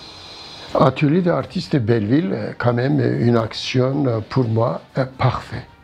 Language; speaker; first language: French; non-native, learner; Turkish